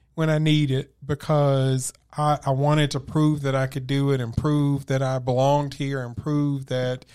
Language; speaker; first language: English; native; English